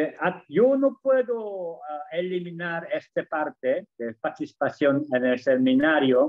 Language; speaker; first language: Spanish; non-native, learner; Korean